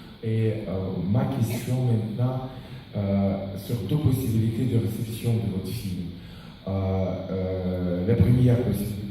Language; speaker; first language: French; non-native, fluent; Russian